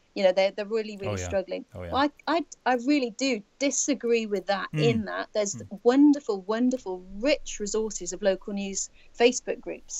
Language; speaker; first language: English; native; English